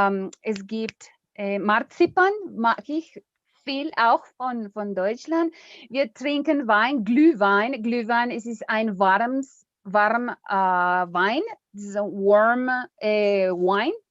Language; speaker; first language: German; non-native, learner; Spanish